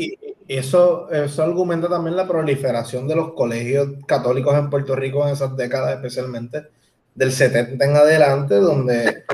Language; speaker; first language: Spanish; native; Spanish